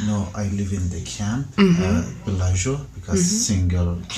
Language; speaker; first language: English; non-native, learner; Persian